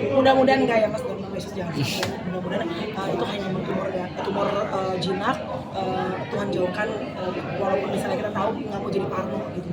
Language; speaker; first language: Indonesian; native; Indonesian